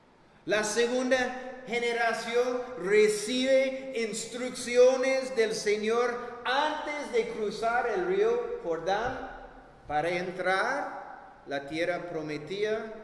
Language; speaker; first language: Spanish; non-native, fluent; English